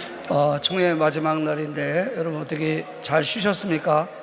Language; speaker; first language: Korean; native; Korean